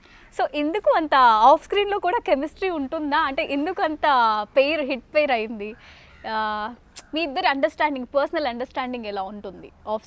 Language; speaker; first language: Telugu; native; Telugu